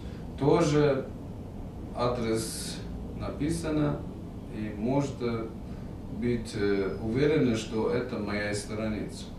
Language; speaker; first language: Russian; non-native, fluent; Persian